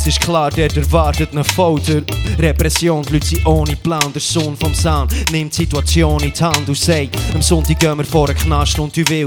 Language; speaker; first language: German; native; German